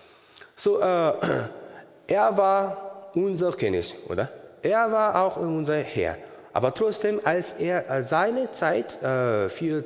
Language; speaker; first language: German; non-native, learner; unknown